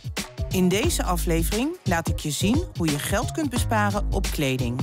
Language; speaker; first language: Dutch; native; Dutch